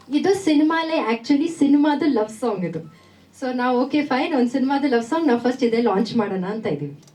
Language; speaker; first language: Kannada; non-native, local second language; Tamil